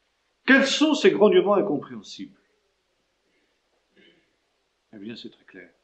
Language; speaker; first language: French; native; French